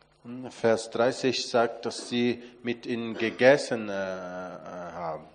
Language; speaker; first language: German; non-native, fluent; Portuguese